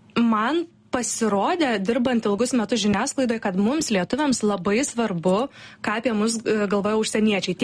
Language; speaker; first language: Lithuanian; native; Lithuanian